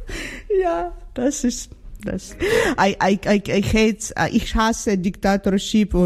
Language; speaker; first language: German; non-native, learner; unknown